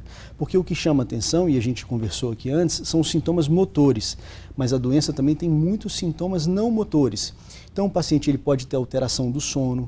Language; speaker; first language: Portuguese; native; Portuguese